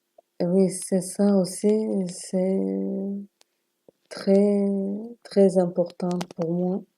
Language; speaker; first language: French; non-native, learner; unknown